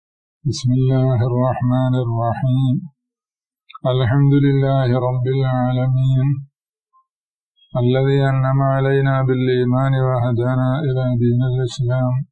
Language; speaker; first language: Arabic; non-native, fluent; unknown